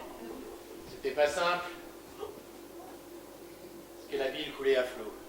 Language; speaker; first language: French; native; French